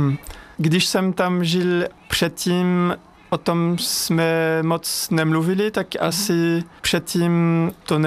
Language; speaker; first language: Czech; non-native, fluent; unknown